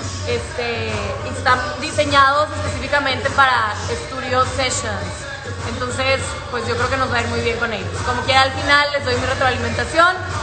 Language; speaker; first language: Spanish; native; Spanish